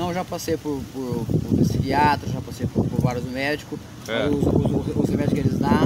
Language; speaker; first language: Portuguese; native; Portuguese